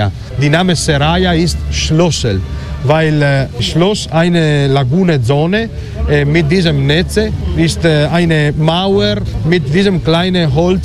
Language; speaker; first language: German; non-native, learner; Italian